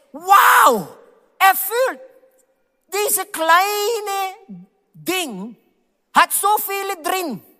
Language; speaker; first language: German; non-native, learner; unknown